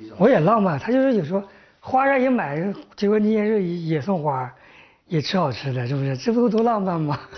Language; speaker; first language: Chinese; native; Chinese